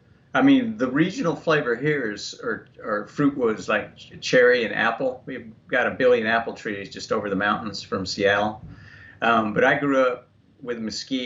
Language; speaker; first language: English; native; English